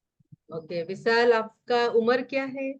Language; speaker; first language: Hindi; native; Hindi